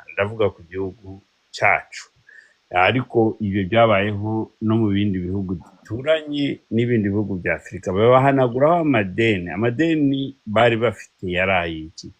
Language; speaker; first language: Kinyarwanda; early bilingual, heritage; Kinyarwanda